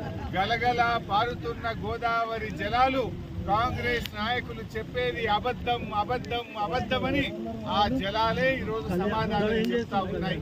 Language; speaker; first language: Telugu; native; Telugu